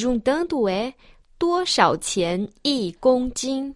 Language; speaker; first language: Portuguese; non-native, fluent; Chinese